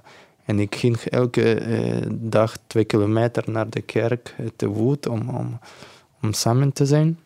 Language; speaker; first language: Dutch; non-native, learner; Ukrainian